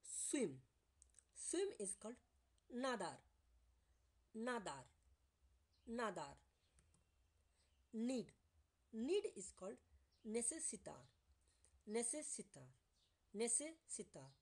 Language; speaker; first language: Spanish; non-native, learner; Hindi